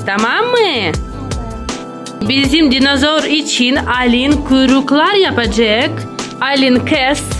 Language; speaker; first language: Turkish; non-native, learner; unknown